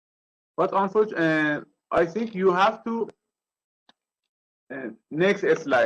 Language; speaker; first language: English; non-native, learner; Persian